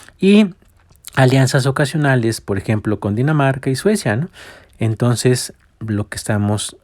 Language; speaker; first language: Spanish; native; Spanish